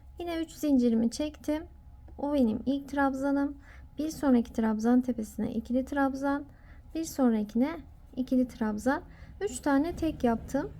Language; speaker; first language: Turkish; native; Turkish